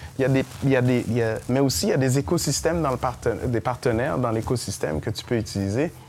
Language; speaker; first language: French; early bilingual, other home language; Haitian Creole